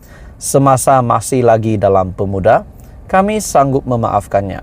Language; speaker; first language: Malay; native; Malay